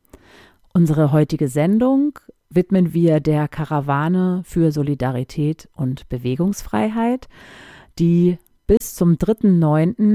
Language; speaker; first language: German; native; German